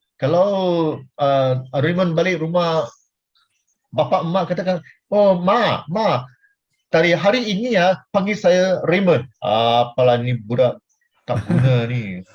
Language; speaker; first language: Malay; non-native, local second language; Chinese